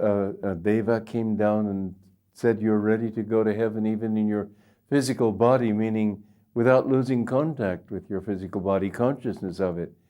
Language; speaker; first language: English; native; English